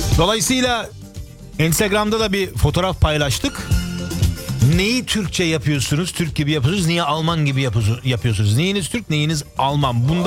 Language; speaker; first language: Turkish; early bilingual, heritage; Turkish